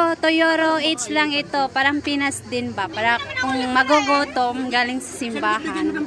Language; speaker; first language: Filipino; non-native, local second language; Cebuano